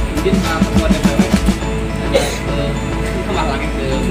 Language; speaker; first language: Indonesian; native; Indonesian